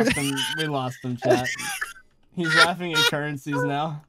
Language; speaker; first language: English; native; English